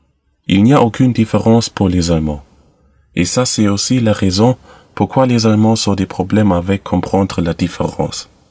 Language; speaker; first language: French; non-native, learner; German